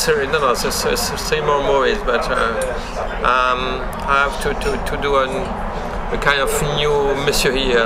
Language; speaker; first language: English; non-native, learner; French